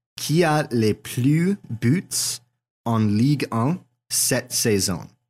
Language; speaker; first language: French; non-native, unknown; English